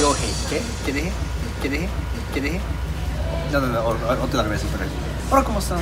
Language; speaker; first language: Spanish; non-native, learner; Japanese